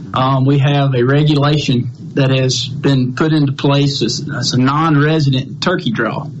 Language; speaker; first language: English; native; English